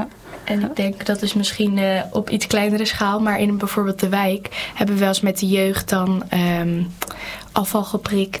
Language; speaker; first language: Dutch; native; Dutch